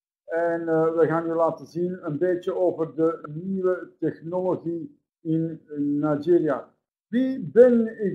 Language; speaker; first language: Dutch; native; Dutch